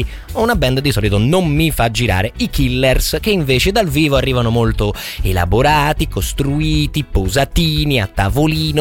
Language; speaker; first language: Italian; native; Italian